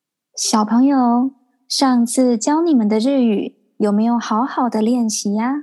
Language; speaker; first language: Chinese; native; Chinese